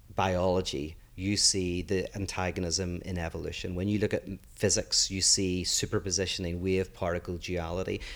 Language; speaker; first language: English; native; English